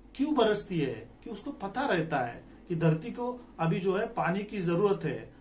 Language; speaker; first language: Hindi; non-native, local second language; Marathi